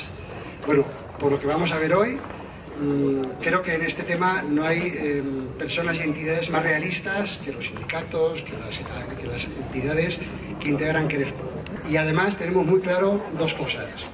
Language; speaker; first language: Spanish; native; Spanish